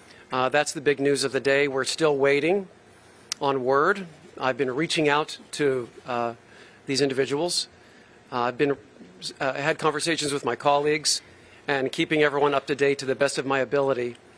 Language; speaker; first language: English; native; English